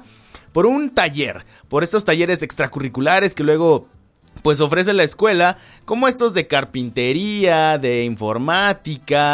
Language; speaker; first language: Spanish; native; Spanish